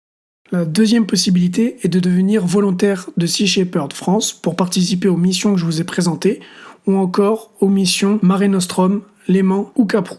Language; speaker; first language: French; native; French